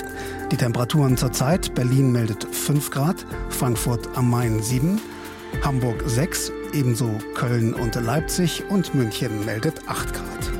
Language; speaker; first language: German; native; German